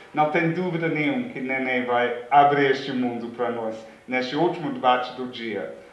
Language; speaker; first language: Portuguese; non-native, fluent; English